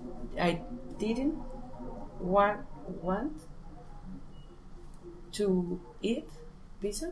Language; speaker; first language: English; non-native, learner; Spanish